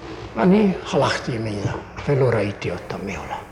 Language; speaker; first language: Hebrew; non-native, fluent; Hungarian